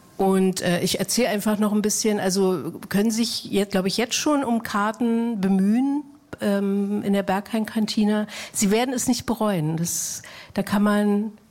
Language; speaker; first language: German; native; German